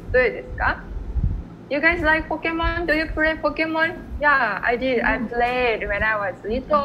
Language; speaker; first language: English; non-native, fluent; Japanese